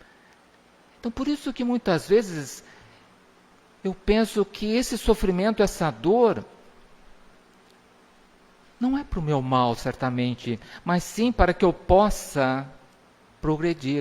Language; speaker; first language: Portuguese; native; Portuguese